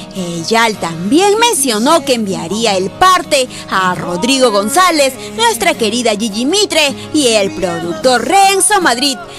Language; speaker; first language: Spanish; native; Spanish